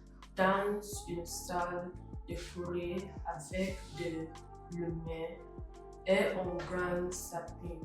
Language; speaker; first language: French; non-native, learner; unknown